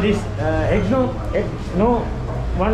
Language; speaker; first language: English; non-native, learner; Sinhala